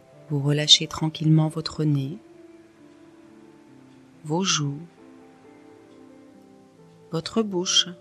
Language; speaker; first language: French; native; French